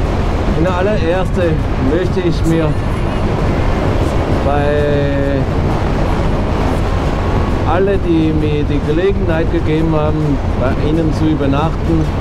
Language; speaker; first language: German; non-native, fluent; French